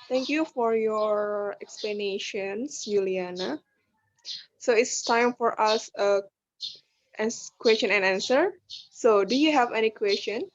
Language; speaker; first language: English; non-native, learner; Indonesian